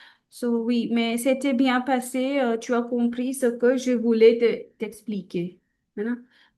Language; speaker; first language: French; non-native, fluent; Hindi